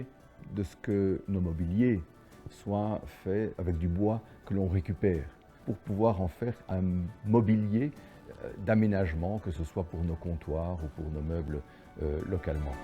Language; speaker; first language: French; native; French